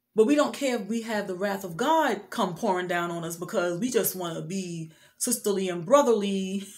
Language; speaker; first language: English; native; English